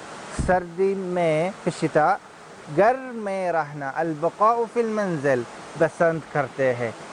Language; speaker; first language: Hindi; non-native, learner; Arabic